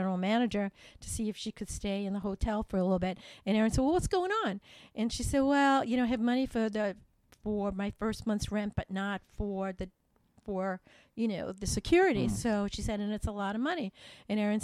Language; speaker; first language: English; native; English